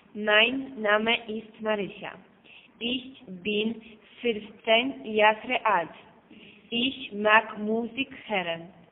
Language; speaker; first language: German; non-native, learner; Polish